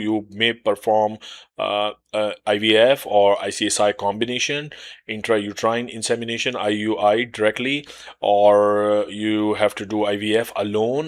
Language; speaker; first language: English; non-native, local second language; Urdu